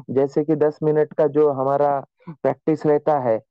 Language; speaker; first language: Hindi; non-native, local second language; Marathi